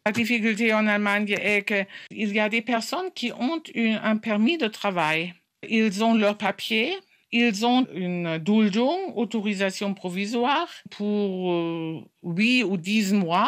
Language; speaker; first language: French; non-native, fluent; German